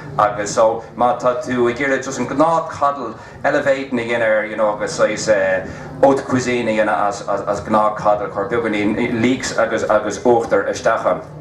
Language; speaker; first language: Irish; native; Irish